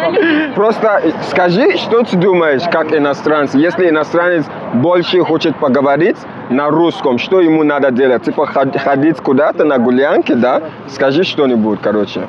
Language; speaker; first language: Russian; non-native, fluent; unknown